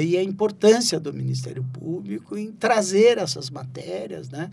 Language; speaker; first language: Portuguese; native; Portuguese